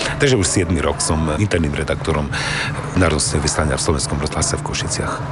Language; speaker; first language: Slovak; non-native, local second language; Romany